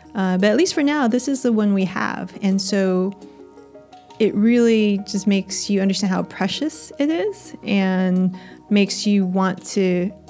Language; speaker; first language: English; native; English